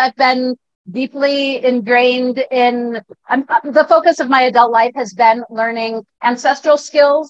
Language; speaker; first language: English; native; English